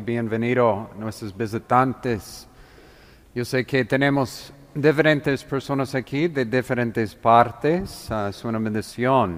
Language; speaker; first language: Spanish; non-native, fluent; English